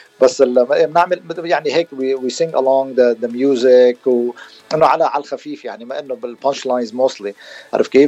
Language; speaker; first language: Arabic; non-native, local second language; Armenian